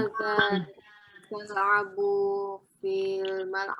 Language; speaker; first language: Arabic; non-native, learner; Indonesian